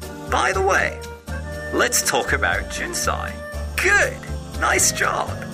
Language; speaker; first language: English; native; English